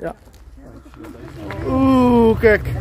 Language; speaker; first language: Dutch; non-native, learner; Indonesian